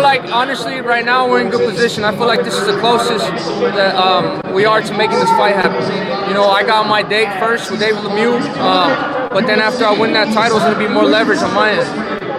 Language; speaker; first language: English; early bilingual, other home language; Spanish